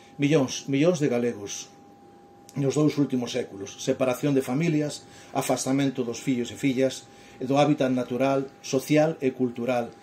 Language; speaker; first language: Galician; native; Galician